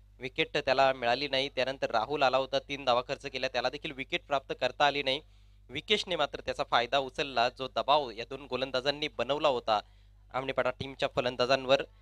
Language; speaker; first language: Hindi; non-native, local second language; Marathi